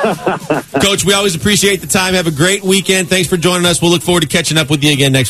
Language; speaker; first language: English; native; English